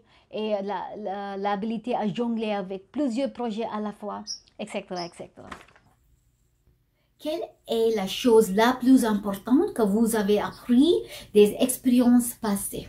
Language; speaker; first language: French; non-native, fluent; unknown